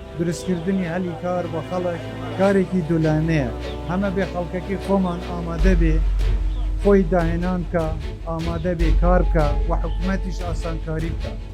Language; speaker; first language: Central Kurdish; non-native, local second language; Kurdish